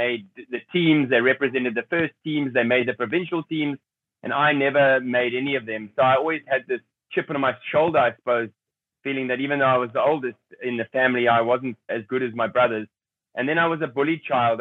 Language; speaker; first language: English; native; English